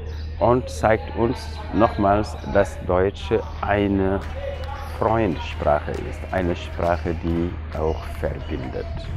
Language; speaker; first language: German; non-native, fluent; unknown